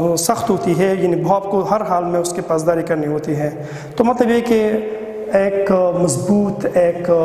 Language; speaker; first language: Urdu; non-native, local second language; Pashto